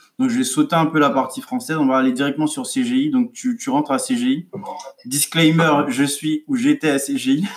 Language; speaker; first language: French; native; French